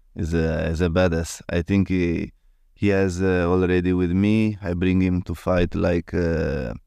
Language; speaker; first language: English; non-native, learner; Italian